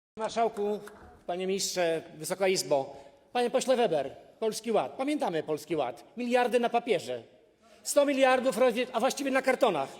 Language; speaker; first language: Polish; native; Polish